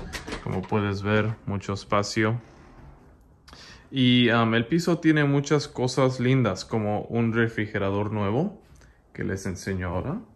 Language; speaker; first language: Spanish; non-native, learner; English